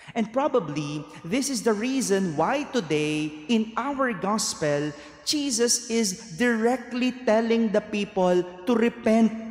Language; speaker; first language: English; non-native, local second language; Filipino